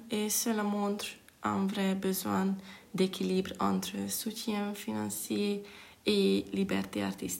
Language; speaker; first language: French; non-native, fluent; Hungarian